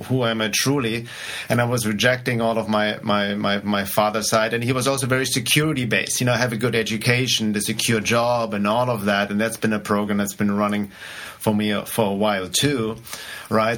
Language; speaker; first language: English; non-native, fluent; German